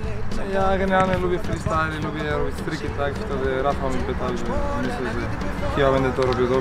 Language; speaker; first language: Polish; non-native, learner; Spanish